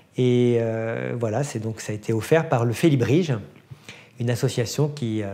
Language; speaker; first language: French; native; French